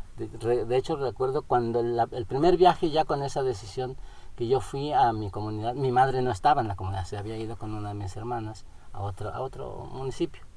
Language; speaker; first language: Spanish; non-native, local second language; Nahuatl languages